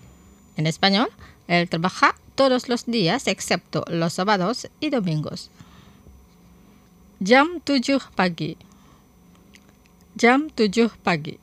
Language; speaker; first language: Spanish; non-native, fluent; Indonesian